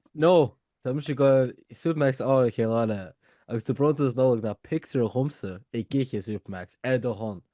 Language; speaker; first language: Irish; native; Irish